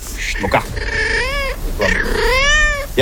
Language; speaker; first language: French; native; French